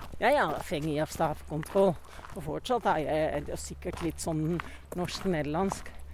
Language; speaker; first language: Norwegian; non-native, fluent; Dutch